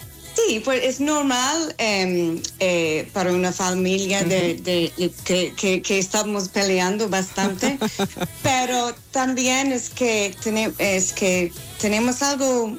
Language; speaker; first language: Spanish; non-native, learner; English